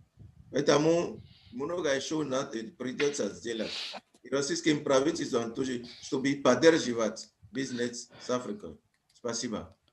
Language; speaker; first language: Russian; non-native, fluent; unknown